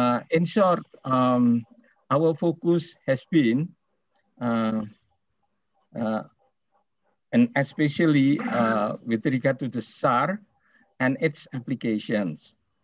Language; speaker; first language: English; non-native, fluent; Indonesian